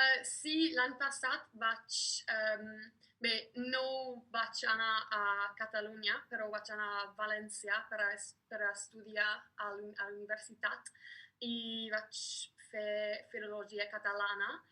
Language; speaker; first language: Catalan; non-native, fluent; English